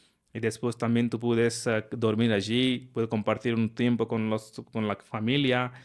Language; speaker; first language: Spanish; non-native, learner; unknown